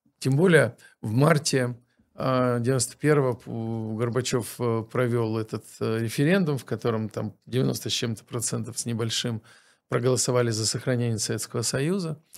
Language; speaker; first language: Russian; native; Russian